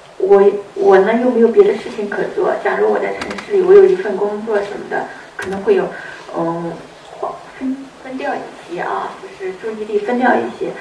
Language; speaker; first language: Chinese; native; Chinese